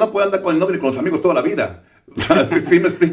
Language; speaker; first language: Spanish; native; Spanish